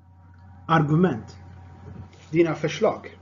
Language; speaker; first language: Swedish; non-native, fluent; Tigrinya